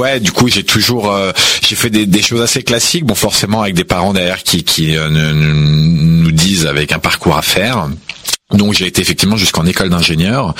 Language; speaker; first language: French; native; French